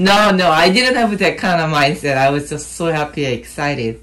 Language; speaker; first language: English; non-native, learner; Korean